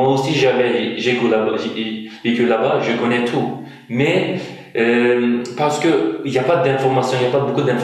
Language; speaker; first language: French; non-native, fluent; Uyghur